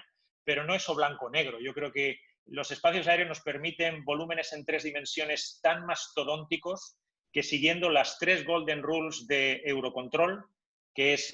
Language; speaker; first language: Spanish; native; Spanish